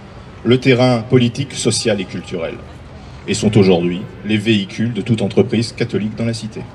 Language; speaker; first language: French; native; French